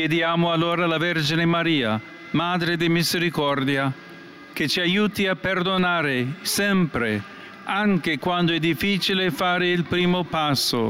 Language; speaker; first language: Italian; non-native, fluent; English